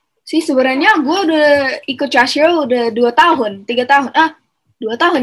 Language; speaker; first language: Indonesian; early bilingual, heritage; Indonesian